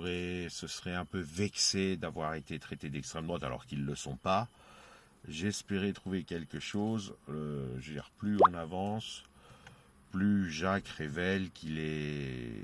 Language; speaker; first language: French; native; French